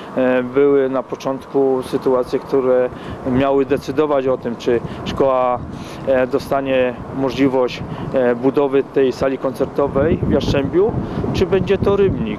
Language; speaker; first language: Polish; native; Polish